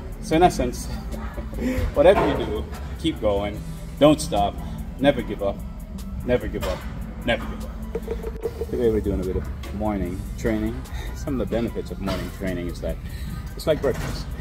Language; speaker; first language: English; native; English